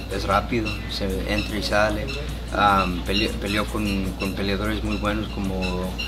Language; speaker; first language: Spanish; early bilingual, heritage; Spanish